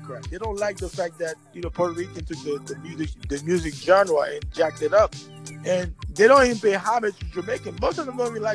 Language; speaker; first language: English; early bilingual, other home language; Haitian Creole